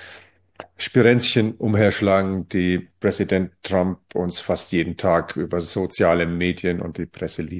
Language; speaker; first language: German; native; German